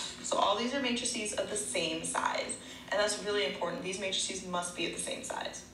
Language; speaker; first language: English; native; English